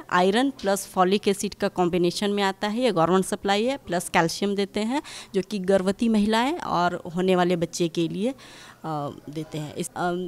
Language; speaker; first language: Hindi; native; Hindi